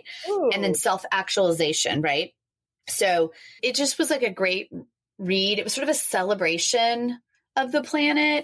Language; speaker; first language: English; native; English